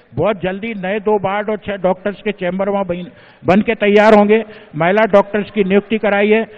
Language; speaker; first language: Hindi; native; Hindi